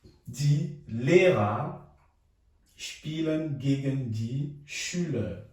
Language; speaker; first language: German; non-native, fluent; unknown